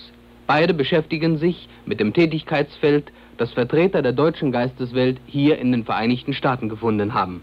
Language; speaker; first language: German; native; German